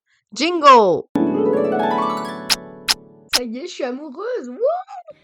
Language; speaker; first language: French; native; French